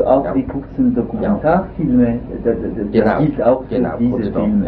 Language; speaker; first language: German; non-native, local second language; French